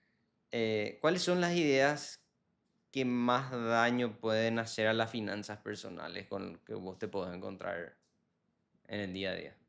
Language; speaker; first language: Spanish; native; Spanish